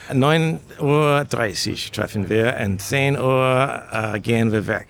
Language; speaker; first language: German; non-native, learner; English